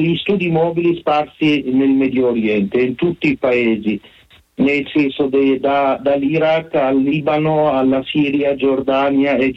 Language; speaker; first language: Italian; non-native, fluent; Arabic